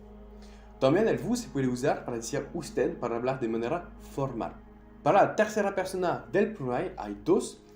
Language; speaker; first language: Spanish; non-native, fluent; French